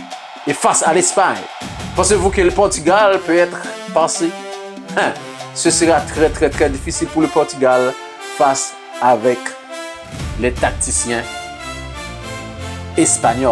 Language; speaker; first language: French; non-native, local second language; Haitian Creole